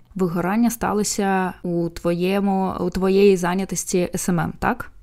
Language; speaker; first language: Ukrainian; non-native, local second language; Russian